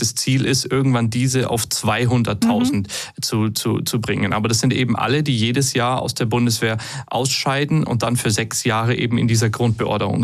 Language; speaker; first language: German; native; German